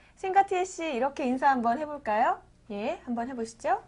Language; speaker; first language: Korean; native; Korean